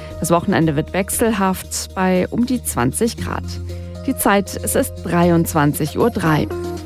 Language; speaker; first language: German; native; German